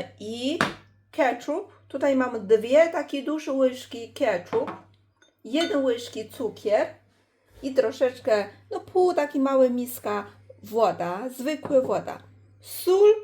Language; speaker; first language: Polish; non-native, learner; Chinese